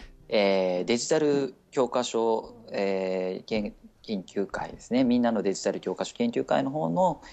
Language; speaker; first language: Japanese; native; Japanese